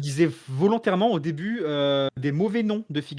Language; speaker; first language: French; native; French